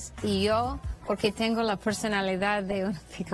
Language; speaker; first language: Spanish; non-native, fluent; English